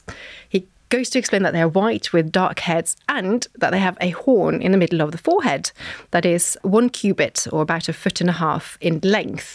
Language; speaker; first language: English; non-native, fluent; Norwegian